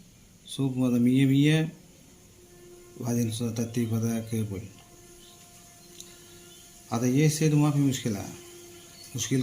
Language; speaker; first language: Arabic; non-native, learner; Tamil